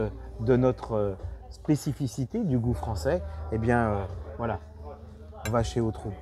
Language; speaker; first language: French; native; French